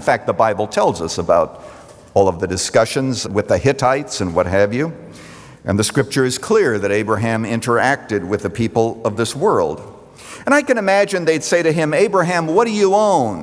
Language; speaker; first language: English; native; English